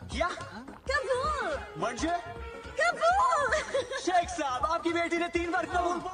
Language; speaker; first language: Hindi; native; Hindi